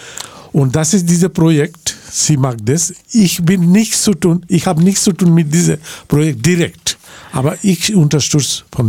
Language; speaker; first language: German; non-native, learner; Bangla